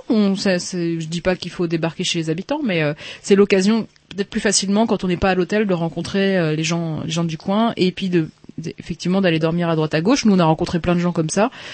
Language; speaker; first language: French; native; French